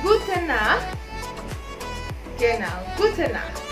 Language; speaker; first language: German; non-native, fluent; Indonesian